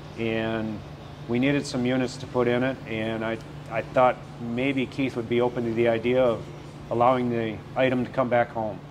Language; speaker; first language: English; native; English